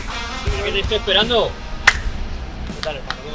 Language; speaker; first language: Spanish; native; Spanish